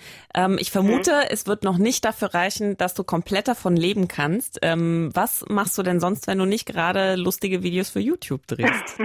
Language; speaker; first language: German; native; German